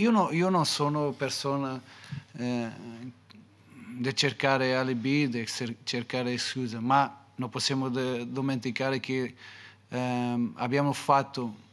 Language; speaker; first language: Italian; non-native, fluent; Portuguese